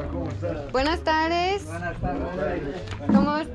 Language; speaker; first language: Spanish; non-native, learner; English